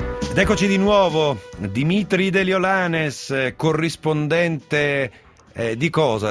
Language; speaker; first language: Italian; native; Italian